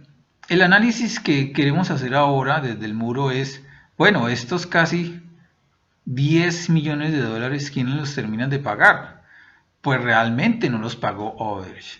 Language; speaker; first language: Spanish; native; Spanish